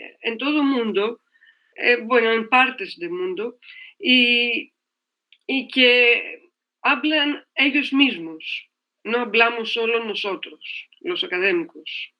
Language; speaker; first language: Spanish; non-native, fluent; Greek